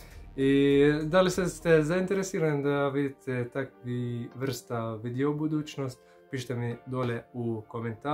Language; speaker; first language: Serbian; non-native, learner; Arabic